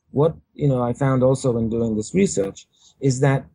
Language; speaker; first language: English; native; English